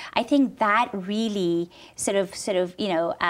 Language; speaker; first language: English; non-native, local second language; Urdu